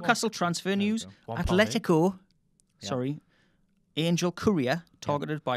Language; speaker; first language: English; native; English